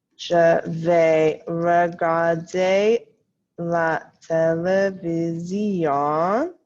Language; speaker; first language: French; non-native, fluent; English